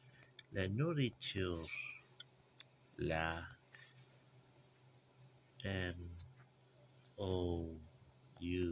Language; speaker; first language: French; non-native, learner; English